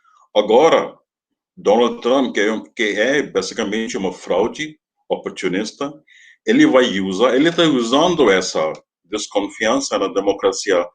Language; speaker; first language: Portuguese; non-native, fluent; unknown